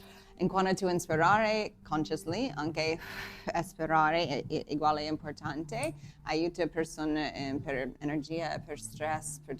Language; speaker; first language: Italian; non-native, learner; English